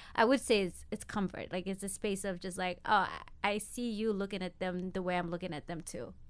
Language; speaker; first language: English; non-native, fluent; Amharic